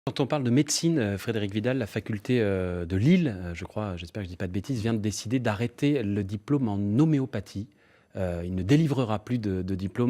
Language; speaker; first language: French; native; French